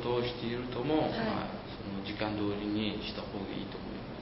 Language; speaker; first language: Japanese; non-native, fluent; Uzbek